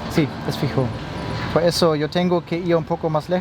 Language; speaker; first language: Spanish; non-native, learner; German